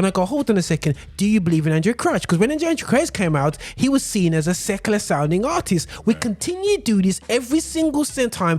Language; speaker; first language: English; native; English